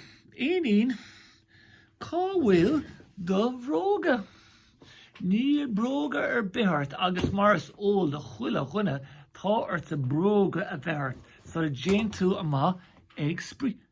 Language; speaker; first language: Irish; non-native, local second language; English